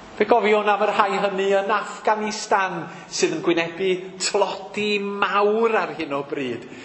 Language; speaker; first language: Welsh; native; Welsh